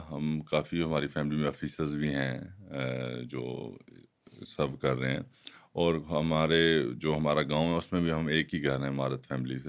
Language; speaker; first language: Urdu; non-native, local second language; Punjabi